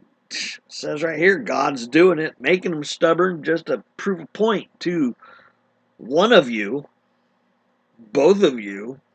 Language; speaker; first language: English; native; English